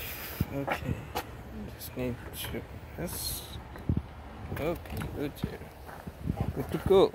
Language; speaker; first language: English; non-native, learner; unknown